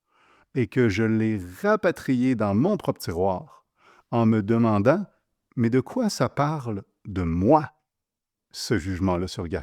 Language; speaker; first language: French; native; French